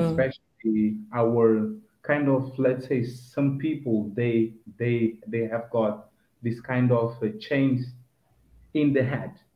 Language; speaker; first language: English; non-native, fluent; Kabuverdianu